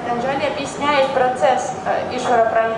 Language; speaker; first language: Russian; native; Russian